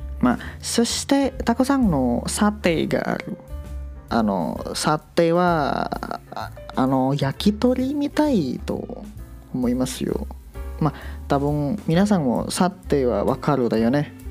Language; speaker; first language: Japanese; non-native, learner; Indonesian